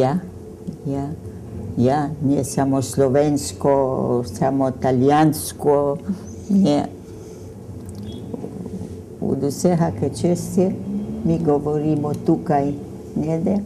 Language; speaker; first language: Slovenian; early bilingual, heritage; Slovenian